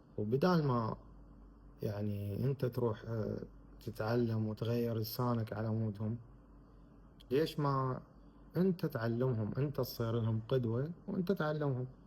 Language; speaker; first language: Arabic; native; Arabic